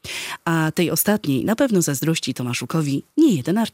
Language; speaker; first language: Polish; native; Polish